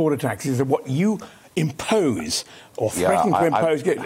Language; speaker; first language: English; native; English